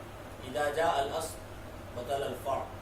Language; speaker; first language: Arabic; non-native, learner; Urdu